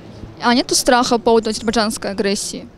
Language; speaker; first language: Russian; non-native, local second language; Armenian